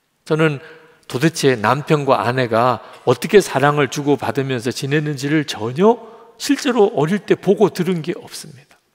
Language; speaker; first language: Korean; native; Korean